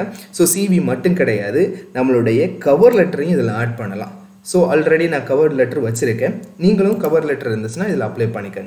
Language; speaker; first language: Tamil; native; Tamil